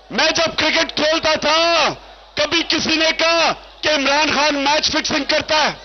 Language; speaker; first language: Urdu; native; Urdu